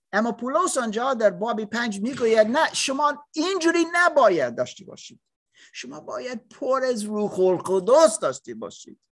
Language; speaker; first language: Persian; non-native, learner; English